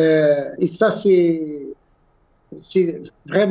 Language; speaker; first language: French; non-native, local second language; Arabic